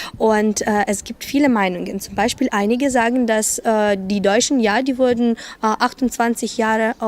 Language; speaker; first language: German; non-native, fluent; Ukrainian